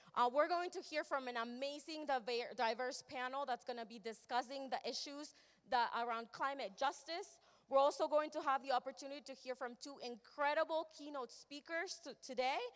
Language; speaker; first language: English; early bilingual, other home language; Spanish